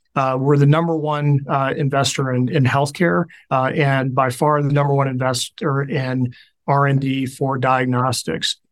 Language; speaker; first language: English; native; English